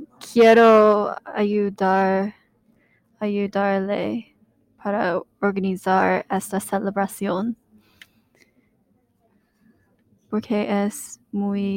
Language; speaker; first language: Spanish; non-native, learner; English